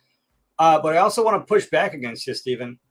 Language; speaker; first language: English; native; English